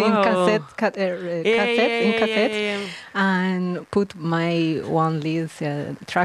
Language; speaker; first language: English; non-native, learner; Spanish